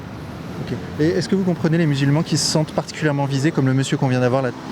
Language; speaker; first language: French; native; French